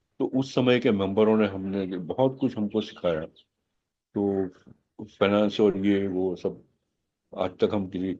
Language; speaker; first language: Hindi; non-native, local second language; Gujarati